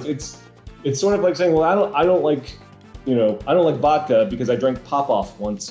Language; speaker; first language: English; native; English